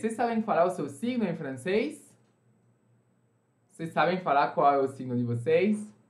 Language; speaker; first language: Portuguese; non-native, fluent; French